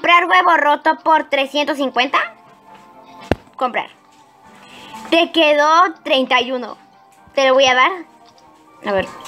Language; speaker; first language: Spanish; native; Spanish